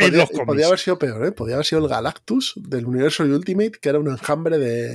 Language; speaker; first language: Spanish; native; Spanish